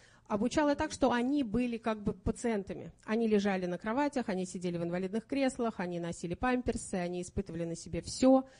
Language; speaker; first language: Russian; native; Russian